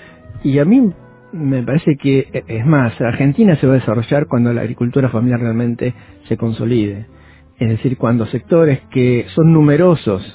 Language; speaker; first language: Spanish; native; Spanish